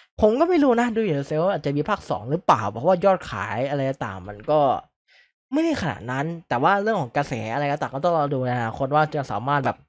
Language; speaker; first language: Thai; native; Thai